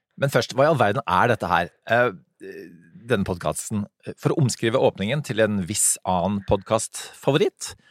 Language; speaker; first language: Norwegian; native; Norwegian